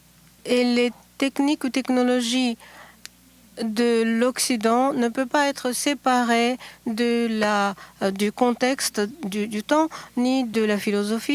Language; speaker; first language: French; non-native, fluent; Japanese